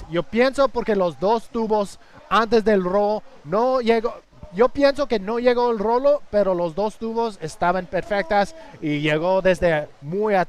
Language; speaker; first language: Spanish; non-native, fluent; English